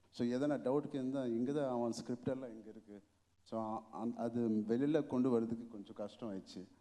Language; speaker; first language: Tamil; non-native, local second language; Telugu